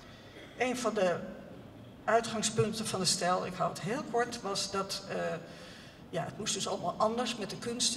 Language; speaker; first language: Dutch; native; Dutch